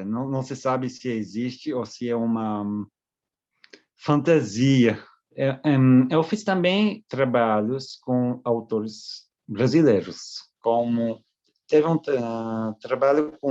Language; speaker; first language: Portuguese; non-native, fluent; French